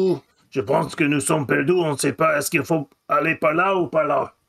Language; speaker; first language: French; non-native, fluent; English